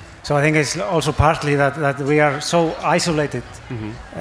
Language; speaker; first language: English; non-native, fluent; Icelandic